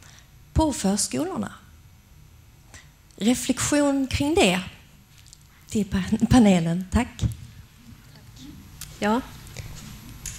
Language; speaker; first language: Swedish; native; Swedish